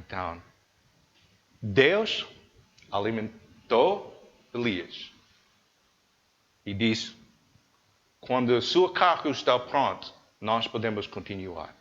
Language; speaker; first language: Portuguese; non-native, learner; English